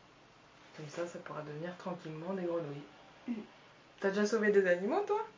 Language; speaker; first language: French; native; French